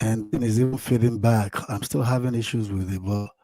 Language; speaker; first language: English; non-native, local second language; Yoruba